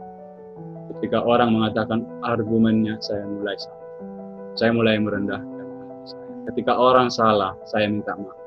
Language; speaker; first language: Indonesian; native; Indonesian